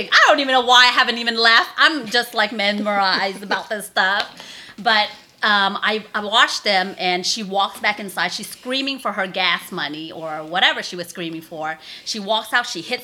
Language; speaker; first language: English; native; English